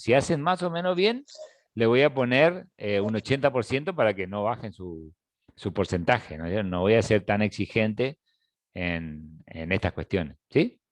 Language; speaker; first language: Spanish; native; Spanish